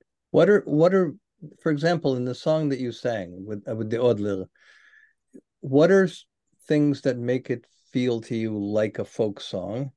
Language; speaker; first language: English; native; English